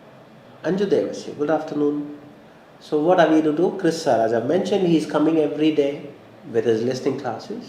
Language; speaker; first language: English; non-native, local second language; Malayalam